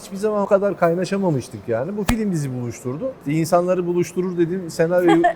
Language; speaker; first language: Turkish; native; Turkish